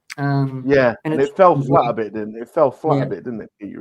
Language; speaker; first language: English; native; English